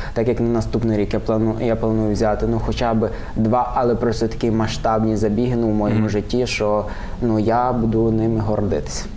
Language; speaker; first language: Ukrainian; native; Ukrainian